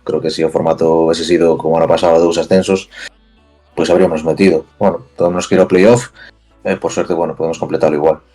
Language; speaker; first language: Spanish; native; Spanish